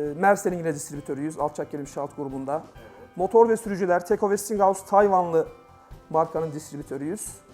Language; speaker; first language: Turkish; native; Turkish